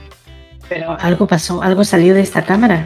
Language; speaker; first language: Spanish; native; Spanish